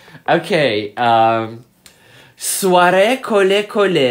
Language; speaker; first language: French; non-native, learner; English